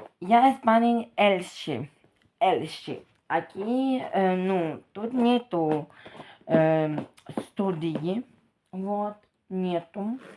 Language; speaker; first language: Russian; non-native, local second language; Ukrainian